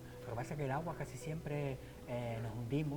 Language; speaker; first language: Spanish; native; Spanish